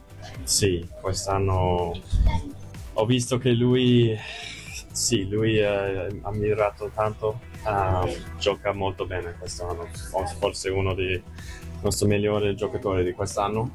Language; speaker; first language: Italian; non-native, fluent; English